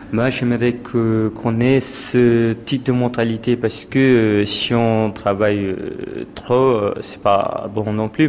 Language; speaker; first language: French; non-native, fluent; Tamil